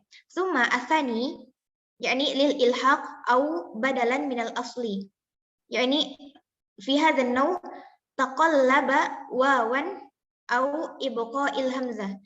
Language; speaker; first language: Arabic; non-native, learner; Indonesian